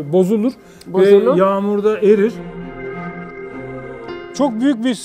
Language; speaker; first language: Turkish; native; Turkish